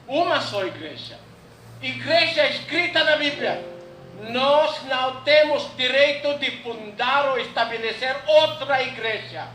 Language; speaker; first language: Portuguese; non-native, learner; Filipino